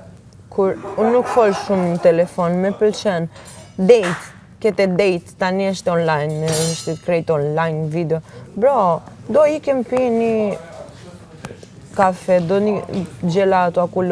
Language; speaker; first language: Albanian; early bilingual, heritage; Albanian